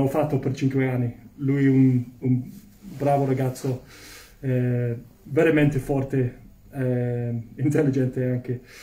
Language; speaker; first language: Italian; non-native, learner; English